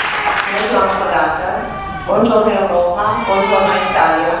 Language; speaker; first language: Italian; non-native, learner; Romanian